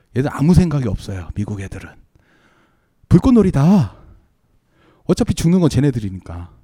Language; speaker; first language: Korean; native; Korean